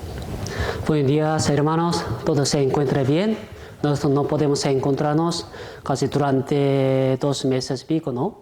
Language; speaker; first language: Spanish; non-native, fluent; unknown